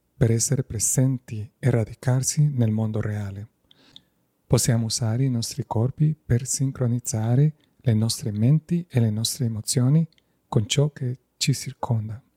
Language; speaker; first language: Italian; non-native, fluent; Spanish